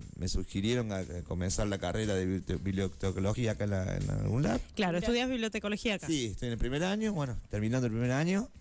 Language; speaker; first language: Spanish; native; Spanish